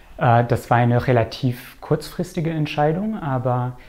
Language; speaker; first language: German; non-native, fluent; French